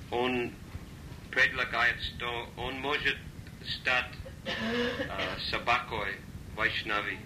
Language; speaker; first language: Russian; non-native, learner; English